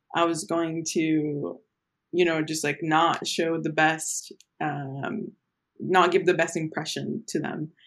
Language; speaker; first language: English; early bilingual, other home language; Portuguese